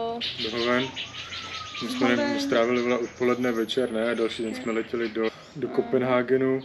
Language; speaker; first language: Czech; native; Czech